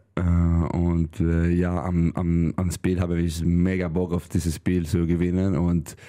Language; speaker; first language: German; non-native, learner; Swedish